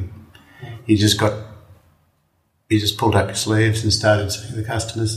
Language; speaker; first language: English; native; English